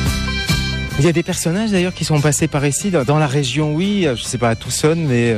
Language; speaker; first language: French; native; French